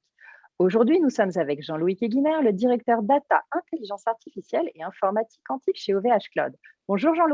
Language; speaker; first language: French; native; French